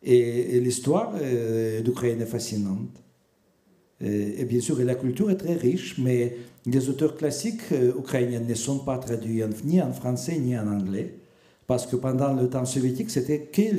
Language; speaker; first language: French; non-native, fluent; Russian